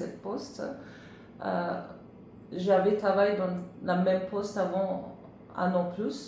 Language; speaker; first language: French; non-native, learner; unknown